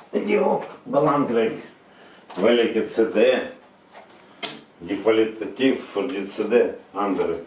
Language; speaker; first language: Dutch; non-native, learner; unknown